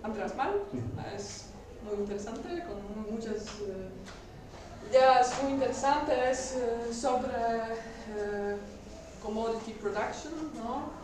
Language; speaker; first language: Spanish; non-native, learner; Polish